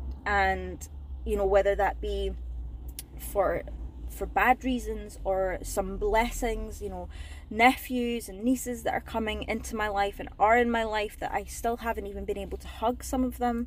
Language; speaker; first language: English; native; English